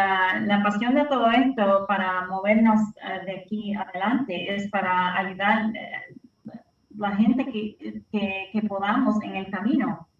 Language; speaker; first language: Spanish; early bilingual, heritage; Spanish